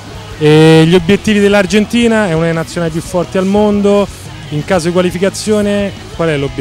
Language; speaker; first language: Italian; native; Italian